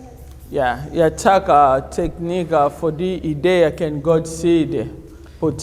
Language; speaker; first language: Danish; non-native, fluent; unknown